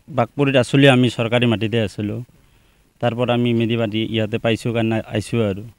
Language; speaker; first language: Assamese; non-native, local second language; Bangla